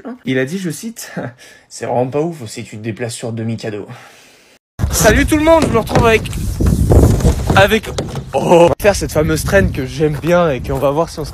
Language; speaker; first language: French; native; French